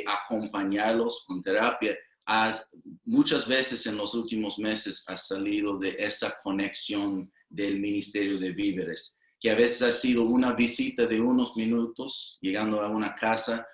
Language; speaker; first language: Spanish; non-native, fluent; English